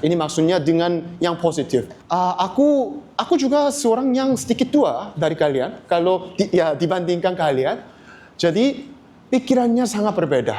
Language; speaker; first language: Indonesian; non-native, learner; Korean